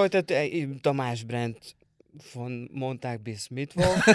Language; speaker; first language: German; non-native, learner; Hungarian